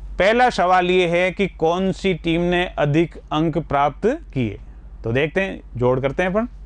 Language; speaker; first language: Hindi; native; Hindi